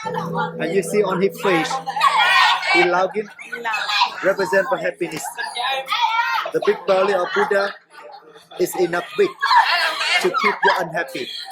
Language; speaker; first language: English; non-native, learner; Vietnamese